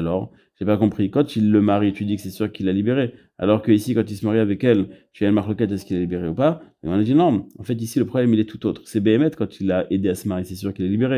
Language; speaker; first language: French; native; French